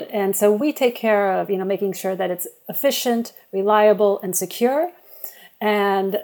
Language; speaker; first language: English; native; English